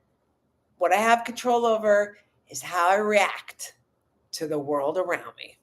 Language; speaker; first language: English; native; English